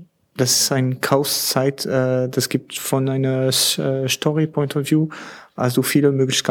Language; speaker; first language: German; non-native, learner; French